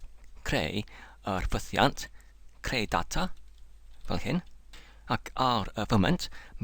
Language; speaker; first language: Welsh; non-native, learner; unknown